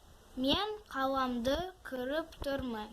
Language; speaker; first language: Kazakh; non-native, learner; Russian